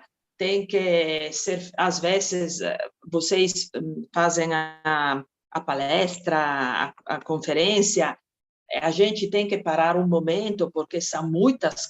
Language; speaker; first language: Portuguese; non-native, fluent; Italian